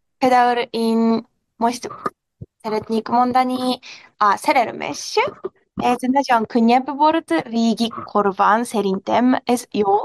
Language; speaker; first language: Hungarian; non-native, learner; Japanese